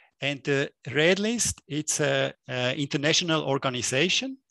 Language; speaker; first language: English; non-native, fluent; German